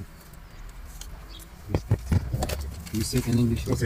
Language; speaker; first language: German; non-native, fluent; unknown